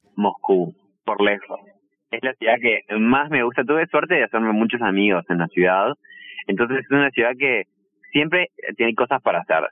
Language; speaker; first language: Spanish; native; Spanish